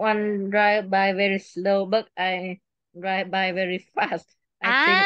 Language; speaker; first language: English; non-native, learner; Vietnamese